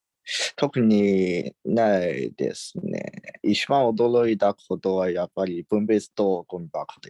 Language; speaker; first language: Japanese; non-native, learner; Chinese